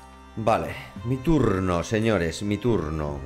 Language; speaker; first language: Spanish; native; Spanish